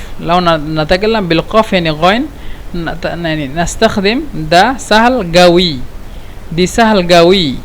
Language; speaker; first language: Egyptian Arabic; non-native, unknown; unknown